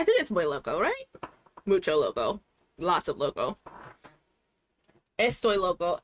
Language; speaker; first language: Spanish; non-native, learner; English